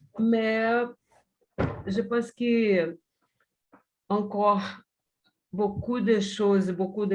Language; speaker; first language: French; non-native, learner; Portuguese